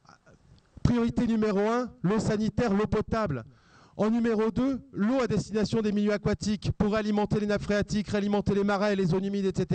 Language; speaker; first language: French; native; French